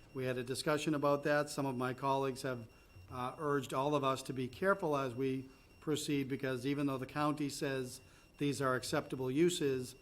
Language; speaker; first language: English; native; English